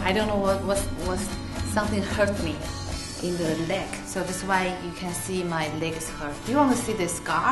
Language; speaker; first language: English; non-native, fluent; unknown